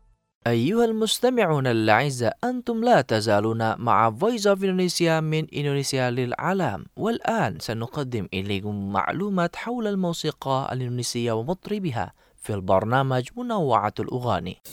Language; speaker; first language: Arabic; non-native, fluent; Indonesian